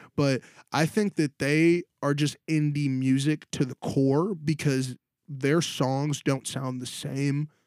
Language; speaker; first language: English; native; English